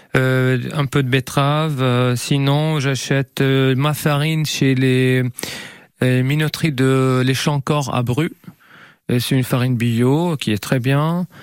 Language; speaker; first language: French; non-native, local second language; Arabic